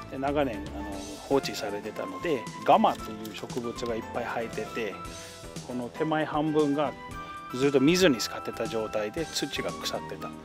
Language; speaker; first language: Japanese; non-native, fluent; English